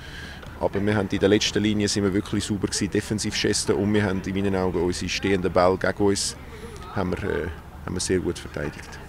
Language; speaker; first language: German; native; German